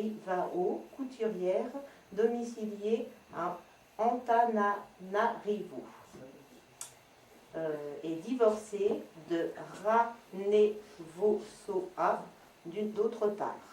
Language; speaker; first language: French; native; French